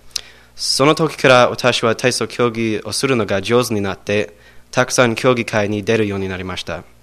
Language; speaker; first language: Japanese; non-native, learner; English